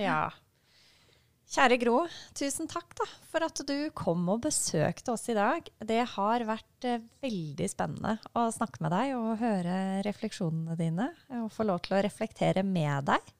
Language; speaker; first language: Norwegian; native; Norwegian